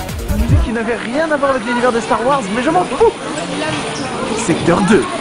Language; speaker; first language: French; native; French